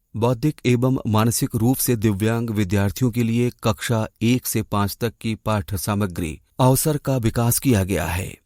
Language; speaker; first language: Hindi; native; Hindi